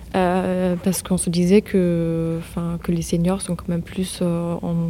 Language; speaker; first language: French; non-native, fluent; German